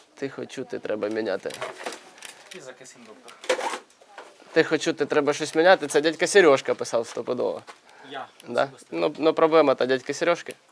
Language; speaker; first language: Ukrainian; native; Ukrainian